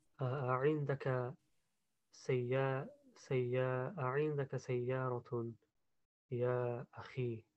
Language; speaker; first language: Arabic; non-native, learner; English